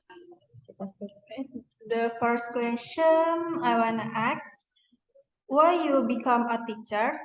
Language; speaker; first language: English; non-native, learner; Indonesian